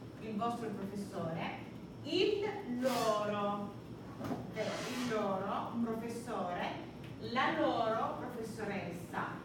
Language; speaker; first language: Italian; early bilingual, heritage; Italian